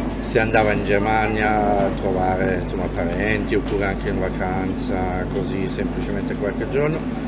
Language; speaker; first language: Italian; non-native, fluent; German